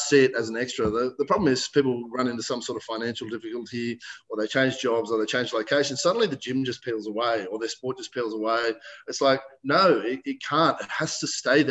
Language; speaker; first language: English; native; English